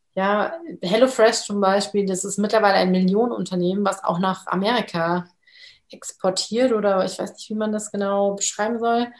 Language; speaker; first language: German; native; German